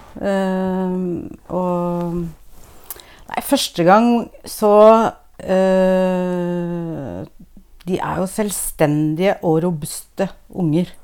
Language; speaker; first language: Norwegian; native; Norwegian